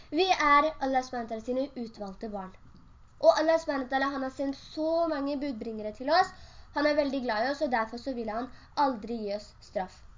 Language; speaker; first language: Norwegian; early bilingual, other home language; Urdu